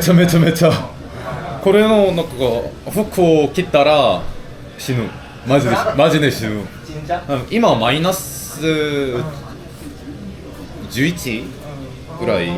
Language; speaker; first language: Japanese; non-native, learner; Korean